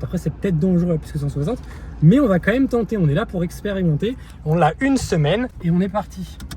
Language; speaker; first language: French; native; French